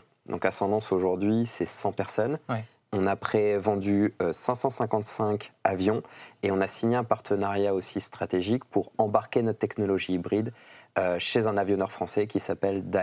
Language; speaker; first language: French; native; French